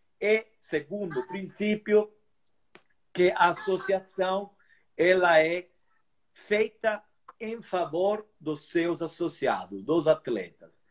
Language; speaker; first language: Portuguese; non-native, fluent; Italian